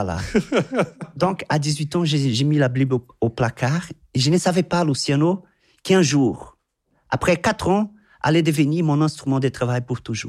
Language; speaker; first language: French; non-native, fluent; Portuguese